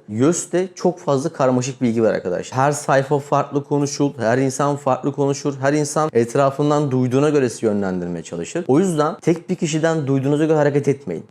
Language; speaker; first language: Turkish; native; Turkish